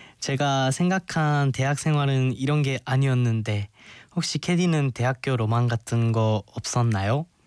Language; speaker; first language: Korean; non-native, fluent; Japanese